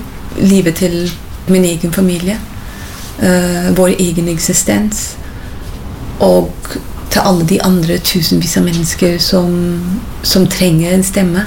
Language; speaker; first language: Norwegian; non-native, fluent; English